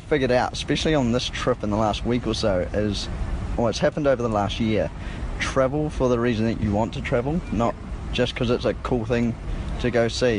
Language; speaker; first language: English; native; English